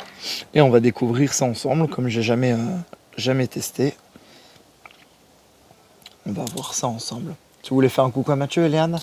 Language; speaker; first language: French; native; French